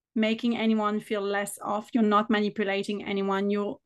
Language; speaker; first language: English; non-native, fluent; French